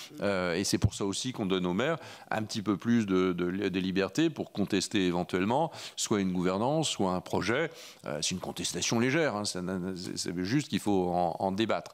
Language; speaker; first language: French; native; French